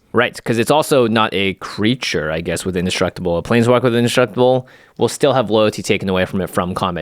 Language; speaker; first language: English; native; English